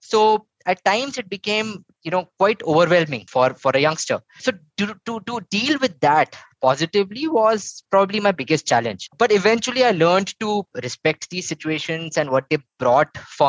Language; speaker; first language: English; non-native, local second language; Hindi